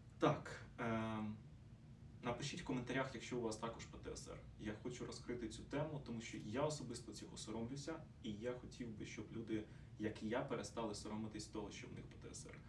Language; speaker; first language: Ukrainian; non-native, local second language; Russian